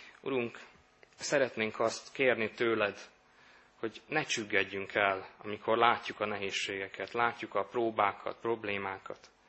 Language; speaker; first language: Hungarian; native; Hungarian